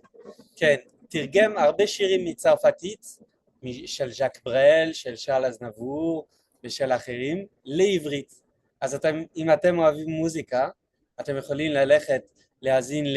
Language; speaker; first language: Hebrew; non-native, fluent; French